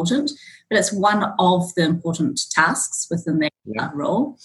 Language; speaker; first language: English; native; English